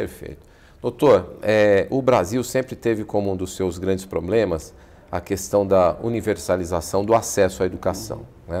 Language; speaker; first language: Portuguese; native; Portuguese